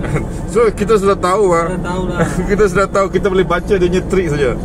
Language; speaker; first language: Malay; non-native, local second language; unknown